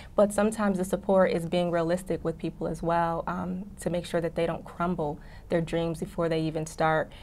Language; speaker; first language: English; native; English